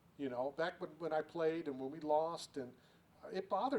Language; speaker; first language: English; native; English